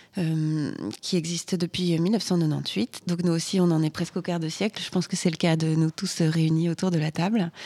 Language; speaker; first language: French; native; French